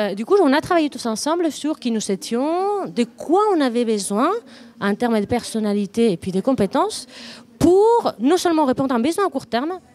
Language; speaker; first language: French; non-native, fluent; Spanish